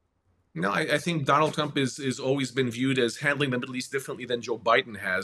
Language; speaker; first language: English; native; English